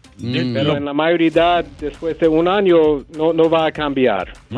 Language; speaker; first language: Spanish; non-native, learner; English